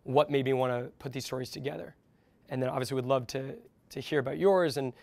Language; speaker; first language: English; native; English